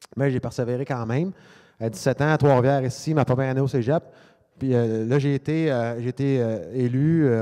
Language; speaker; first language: French; native; French